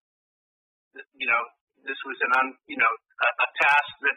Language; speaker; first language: English; native; English